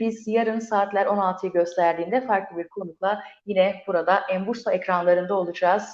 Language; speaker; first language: Turkish; native; Turkish